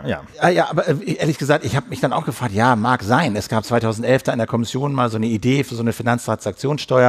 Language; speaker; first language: German; native; German